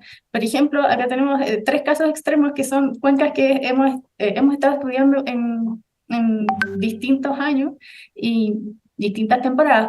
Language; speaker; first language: Spanish; native; Spanish